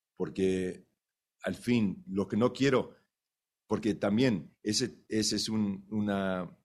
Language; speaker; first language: Spanish; early bilingual, heritage; Spanish